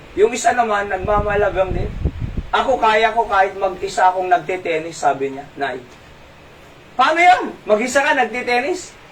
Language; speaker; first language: Filipino; non-native, local second language; Iloko